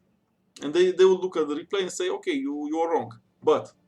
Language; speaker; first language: English; non-native, fluent; Romanian